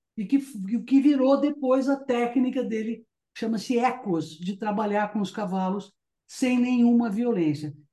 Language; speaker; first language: Portuguese; native; Portuguese